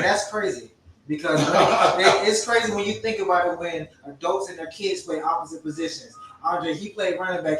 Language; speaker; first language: English; native; English